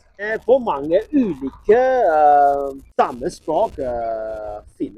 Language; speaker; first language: Norwegian; non-native, learner; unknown